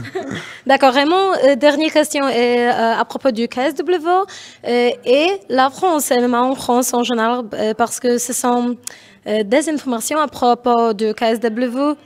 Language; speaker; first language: French; non-native, learner; Polish